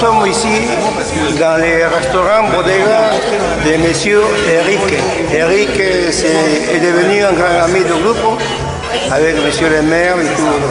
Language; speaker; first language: French; non-native, fluent; Spanish